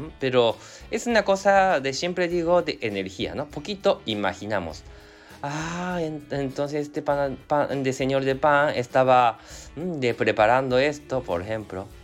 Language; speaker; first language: Spanish; non-native, learner; Japanese